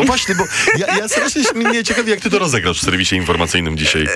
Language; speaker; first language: Polish; native; Polish